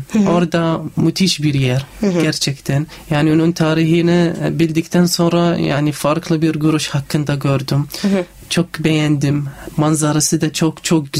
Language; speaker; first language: Turkish; non-native, learner; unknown